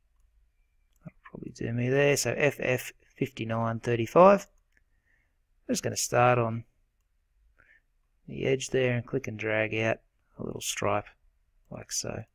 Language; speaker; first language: English; native; English